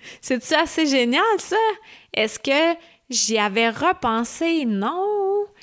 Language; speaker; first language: French; native; French